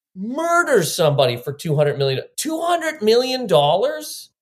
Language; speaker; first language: English; native; English